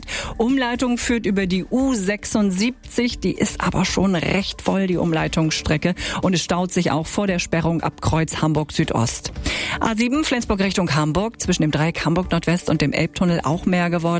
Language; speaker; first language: German; native; German